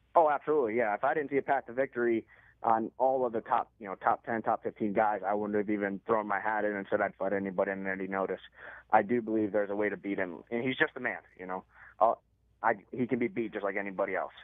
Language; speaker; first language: English; native; English